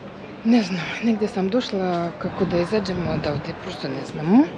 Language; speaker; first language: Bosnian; non-native, fluent; Russian